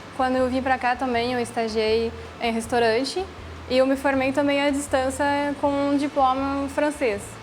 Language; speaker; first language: Portuguese; non-native, fluent; French